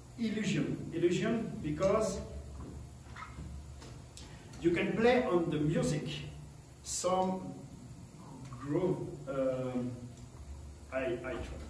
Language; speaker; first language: English; non-native, learner; French